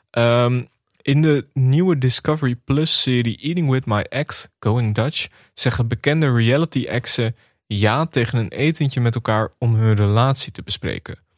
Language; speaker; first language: Dutch; native; Dutch